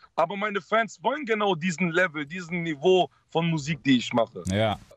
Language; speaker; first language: German; early bilingual, other home language; Dutch